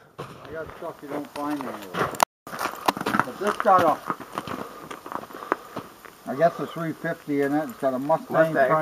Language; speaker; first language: English; native; English